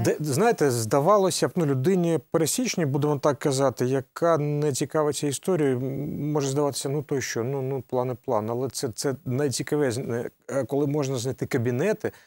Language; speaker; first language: Ukrainian; native; Ukrainian